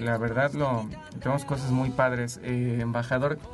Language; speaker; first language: Spanish; native; Spanish